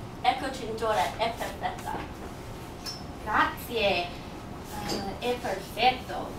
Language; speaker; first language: Italian; non-native, learner; English